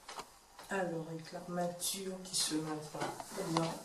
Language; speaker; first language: French; native; French